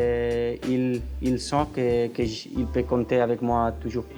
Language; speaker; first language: French; non-native, learner; Spanish